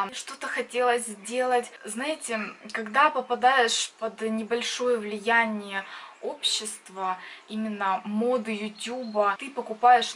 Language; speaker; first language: Russian; native; Russian